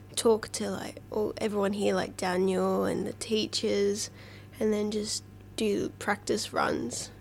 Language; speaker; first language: English; native; English